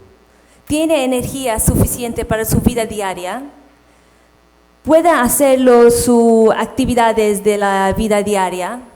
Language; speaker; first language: Spanish; non-native, fluent; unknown